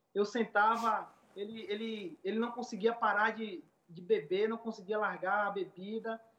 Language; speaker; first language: Portuguese; native; Portuguese